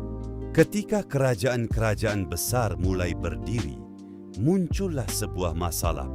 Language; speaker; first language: Indonesian; native; Indonesian